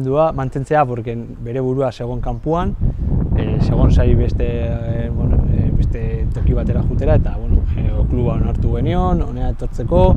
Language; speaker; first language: Basque; non-native, local second language; Spanish